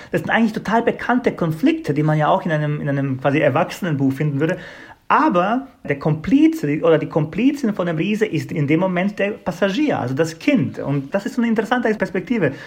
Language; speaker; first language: German; non-native, fluent; Bosnian